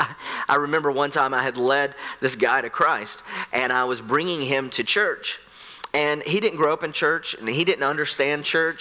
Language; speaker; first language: English; native; English